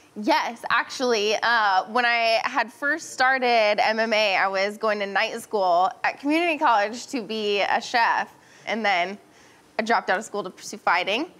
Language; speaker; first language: English; native; English